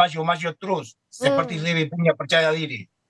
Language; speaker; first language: Indonesian; non-native, fluent; Spanish